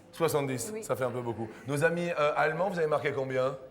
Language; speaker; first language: French; native; French